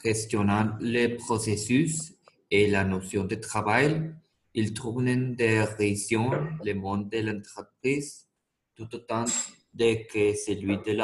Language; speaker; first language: French; non-native, fluent; Spanish